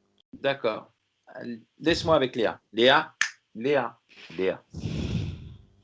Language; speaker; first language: French; native; French